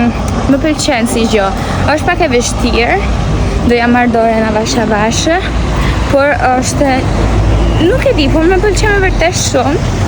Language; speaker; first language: Albanian; early bilingual, heritage; Albanian